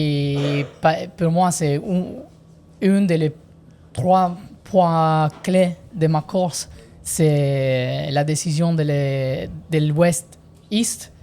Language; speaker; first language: French; non-native, learner; Italian